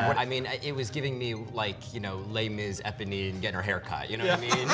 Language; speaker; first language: English; native; English